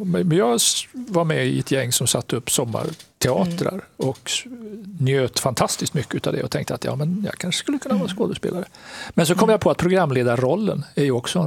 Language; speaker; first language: Swedish; native; Swedish